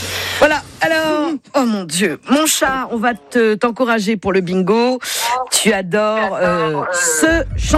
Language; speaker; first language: French; native; French